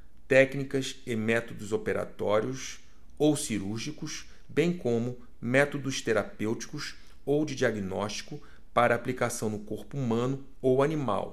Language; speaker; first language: Portuguese; native; Portuguese